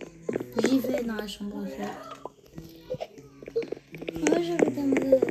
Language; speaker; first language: French; early bilingual, other home language; Portuguese